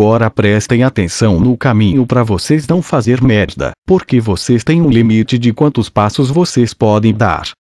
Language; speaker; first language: Portuguese; native; Portuguese